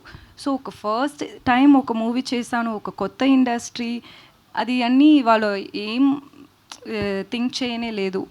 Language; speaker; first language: Telugu; non-native, learner; Tamil